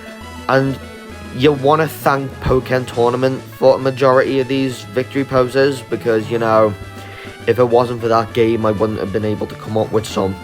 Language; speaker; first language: English; native; English